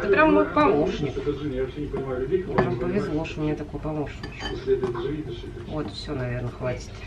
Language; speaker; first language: Russian; native; Russian